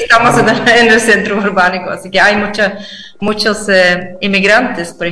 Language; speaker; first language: Spanish; non-native, fluent; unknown